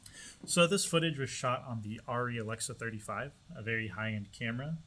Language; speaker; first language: English; native; English